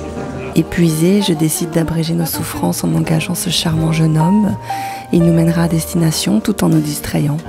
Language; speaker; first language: French; native; French